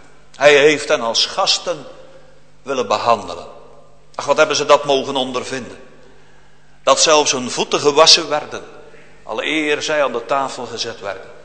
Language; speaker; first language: Dutch; native; Dutch